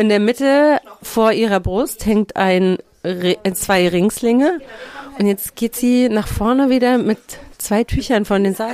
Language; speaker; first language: German; native; German